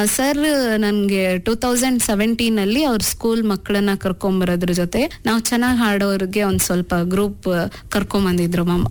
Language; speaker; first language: Kannada; non-native, local second language; Urdu